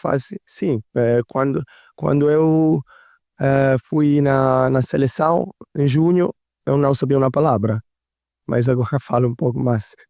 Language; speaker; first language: Portuguese; non-native, learner; Italian